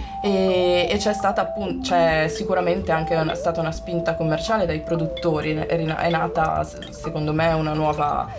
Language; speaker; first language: Italian; native; Italian